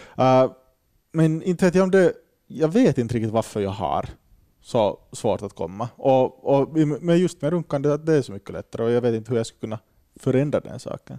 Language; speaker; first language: Swedish; native; Swedish